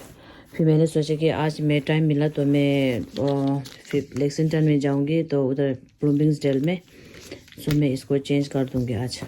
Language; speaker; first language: Hindi; non-native, local second language; Tibetan